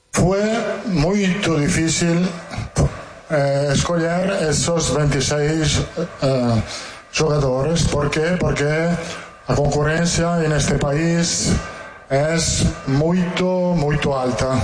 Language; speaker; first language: Portuguese; non-native, learner; Italian